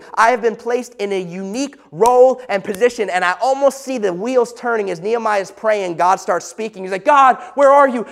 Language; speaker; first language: English; native; English